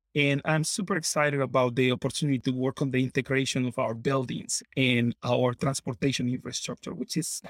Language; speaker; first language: English; non-native, fluent; Spanish